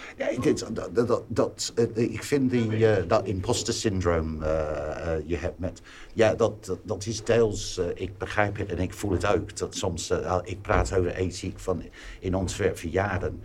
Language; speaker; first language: Dutch; non-native, fluent; English